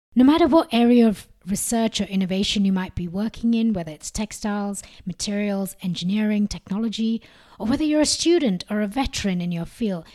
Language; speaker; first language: English; non-native, local second language; Malayalam